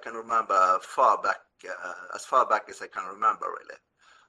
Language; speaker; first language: English; non-native, fluent; Norwegian